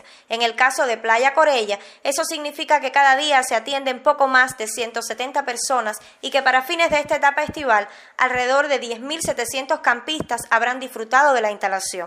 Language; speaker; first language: Spanish; native; Spanish